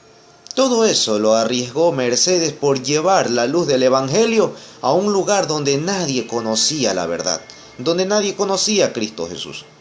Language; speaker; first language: Spanish; native; Spanish